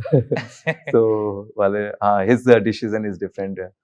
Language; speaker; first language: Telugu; non-native, learner; Hindi